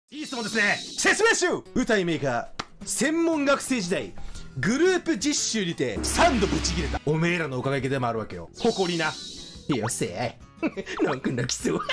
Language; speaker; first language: Japanese; native; Japanese